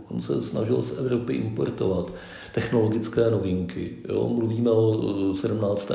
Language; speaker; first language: Czech; native; Czech